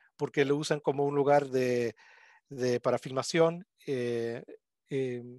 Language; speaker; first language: Spanish; non-native, fluent; English